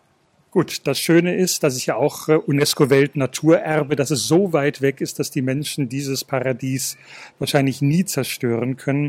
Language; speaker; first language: German; native; German